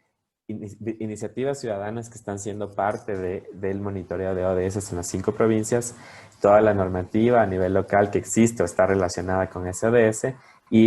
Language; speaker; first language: Spanish; native; Spanish